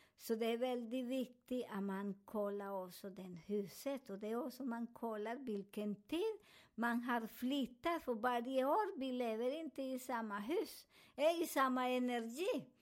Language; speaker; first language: Swedish; non-native, learner; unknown